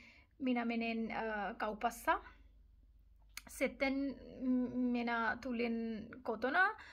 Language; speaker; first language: Finnish; non-native, learner; Urdu